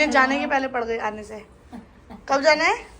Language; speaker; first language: Hindi; native; Hindi